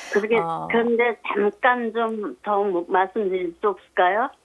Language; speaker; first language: Korean; native; Korean